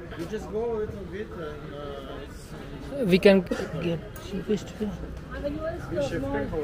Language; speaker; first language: English; non-native, learner; Hindi